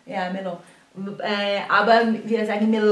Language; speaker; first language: German; non-native, fluent; Portuguese